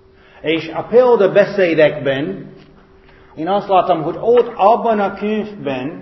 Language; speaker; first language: Hungarian; non-native, fluent; English